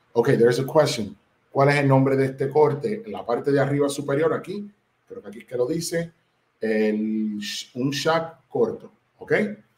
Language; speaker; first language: Spanish; native; Spanish